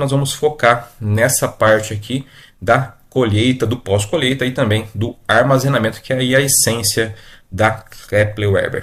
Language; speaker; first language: Portuguese; native; Portuguese